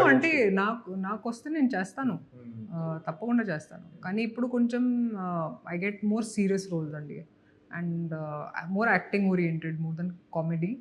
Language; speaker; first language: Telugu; non-native, fluent; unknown